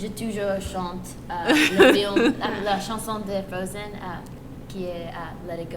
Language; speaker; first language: French; non-native, learner; Spanish